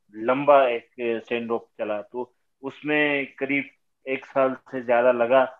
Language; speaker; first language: Hindi; native; Hindi